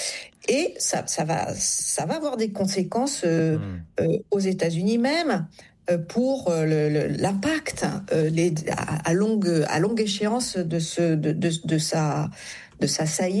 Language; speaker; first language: French; native; French